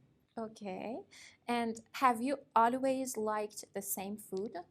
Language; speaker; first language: English; non-native, fluent; Persian